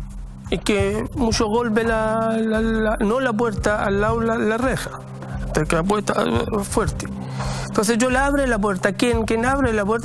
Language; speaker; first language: Spanish; non-native, learner; Arabic